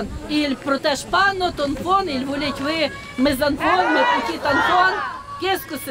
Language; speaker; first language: French; non-native, learner; Ukrainian